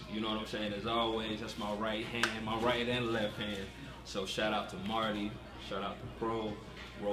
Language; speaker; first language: English; native; English